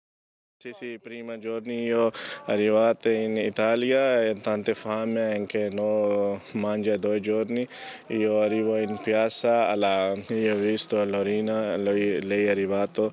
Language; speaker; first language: Italian; non-native, learner; Nepali